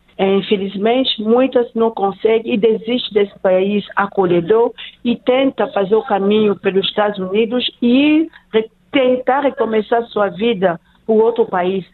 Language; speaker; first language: Portuguese; non-native, fluent; Lingala